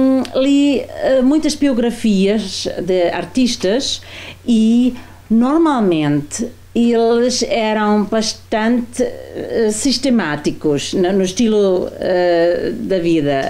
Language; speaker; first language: Portuguese; non-native, fluent; German